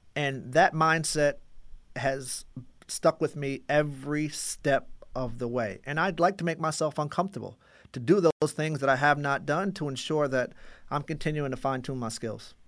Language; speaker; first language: English; native; English